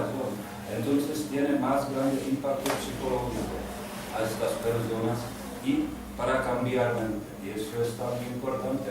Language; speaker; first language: Spanish; non-native, learner; Czech